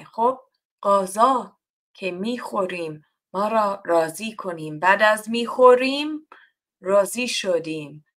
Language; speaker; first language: Persian; non-native, learner; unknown